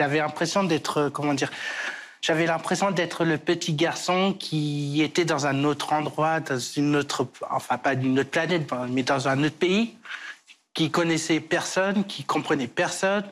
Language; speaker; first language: French; early bilingual, other home language; Portuguese